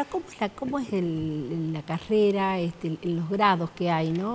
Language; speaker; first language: Spanish; native; Spanish